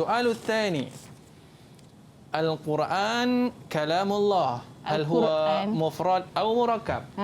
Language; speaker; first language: Arabic; non-native, local second language; Malay